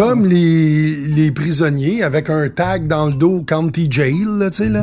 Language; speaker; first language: French; native; French